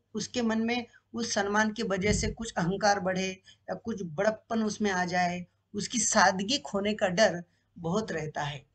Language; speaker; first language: Hindi; non-native, local second language; Marathi